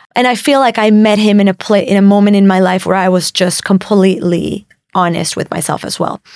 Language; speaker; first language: English; non-native, fluent; Spanish